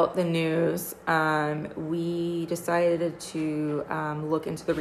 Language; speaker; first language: English; native; English